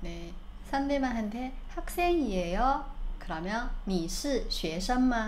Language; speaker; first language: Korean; non-native, fluent; Chinese